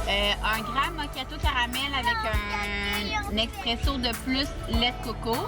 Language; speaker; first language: French; native; French